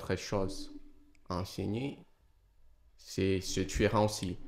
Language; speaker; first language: French; non-native, fluent; Portuguese